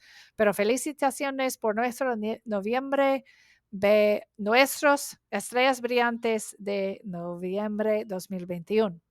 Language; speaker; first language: Spanish; non-native, learner; English